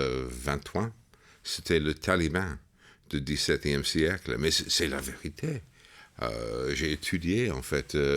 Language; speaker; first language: French; non-native, fluent; English